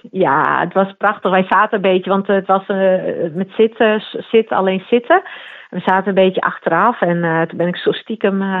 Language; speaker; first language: Dutch; non-native, local second language; Western Frisian